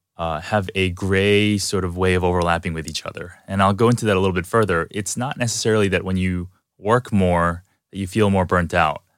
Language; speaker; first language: English; early bilingual, other home language; Korean